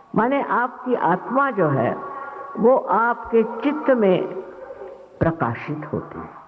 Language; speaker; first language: Hindi; non-native, local second language; Marathi